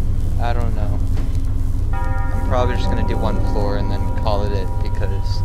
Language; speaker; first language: English; native; English